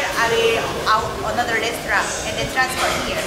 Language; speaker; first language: English; non-native, learner; Korean